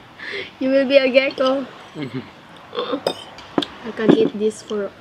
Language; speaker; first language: English; non-native, learner; Cebuano